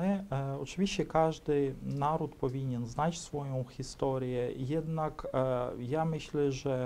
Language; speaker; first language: Polish; non-native, fluent; Ukrainian